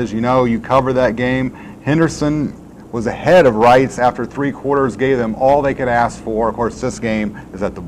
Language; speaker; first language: English; native; English